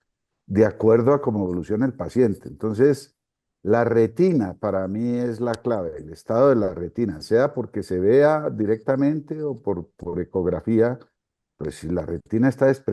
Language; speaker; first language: Spanish; native; Spanish